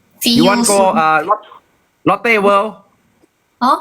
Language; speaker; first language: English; non-native, learner; Thai